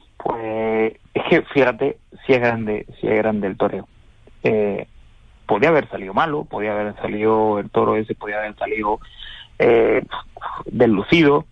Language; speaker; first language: Spanish; native; Spanish